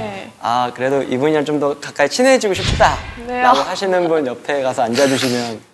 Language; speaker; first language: Korean; native; Korean